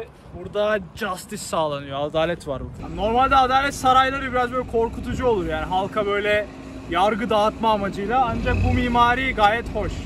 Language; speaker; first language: Turkish; native; Turkish